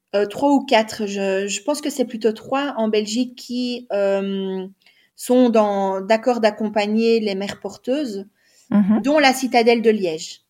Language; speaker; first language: French; native; French